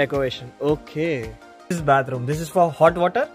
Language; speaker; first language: English; non-native, fluent; Hindi